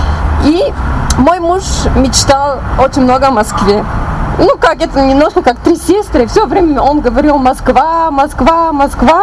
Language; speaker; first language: Russian; non-native, learner; Bulgarian